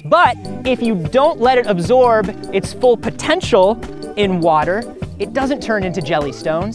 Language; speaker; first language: English; native; English